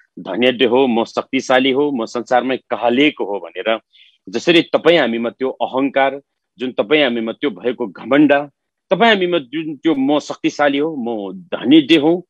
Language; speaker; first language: Nepali; non-native, local second language; Eastern Tamang